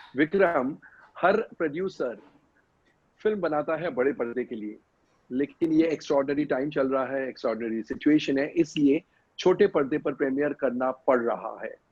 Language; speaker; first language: Hindi; native; Hindi